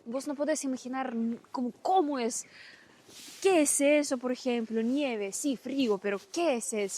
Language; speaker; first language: Spanish; non-native, learner; Russian